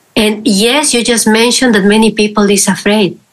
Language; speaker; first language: English; non-native, fluent; Spanish